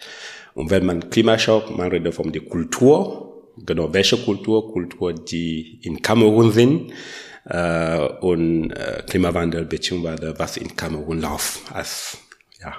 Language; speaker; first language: German; non-native, learner; French